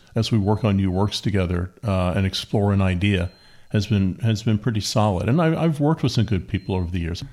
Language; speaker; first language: English; native; English